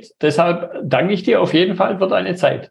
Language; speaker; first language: German; native; German